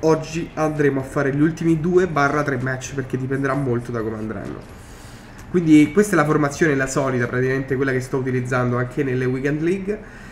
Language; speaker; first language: Italian; native; Italian